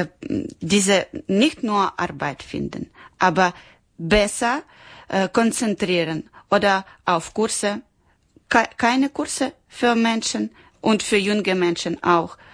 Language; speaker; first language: German; non-native, learner; Ukrainian